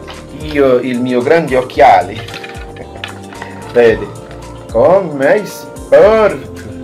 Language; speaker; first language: Italian; non-native, learner; Portuguese